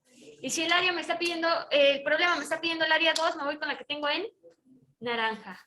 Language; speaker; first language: Spanish; native; Spanish